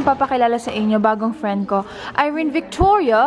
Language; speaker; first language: Filipino; native; Filipino